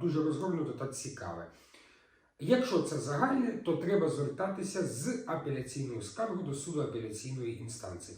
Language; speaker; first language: Ukrainian; native; Ukrainian